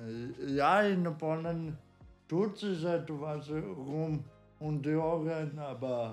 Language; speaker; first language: German; non-native, learner; Polish